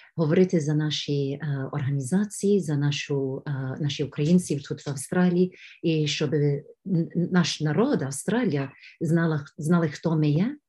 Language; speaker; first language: Ukrainian; early bilingual, heritage; Ukrainian